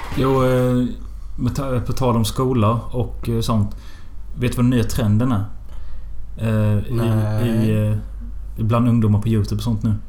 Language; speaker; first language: Swedish; native; Swedish